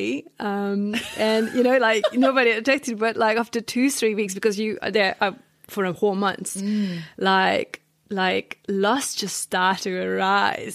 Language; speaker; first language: English; non-native, fluent; Hungarian